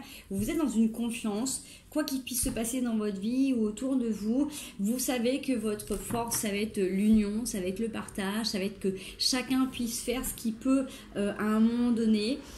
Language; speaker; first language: French; native; French